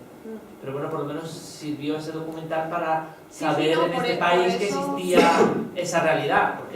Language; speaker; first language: Spanish; native; Spanish